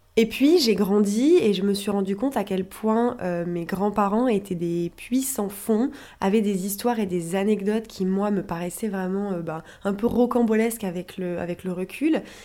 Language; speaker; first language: French; native; French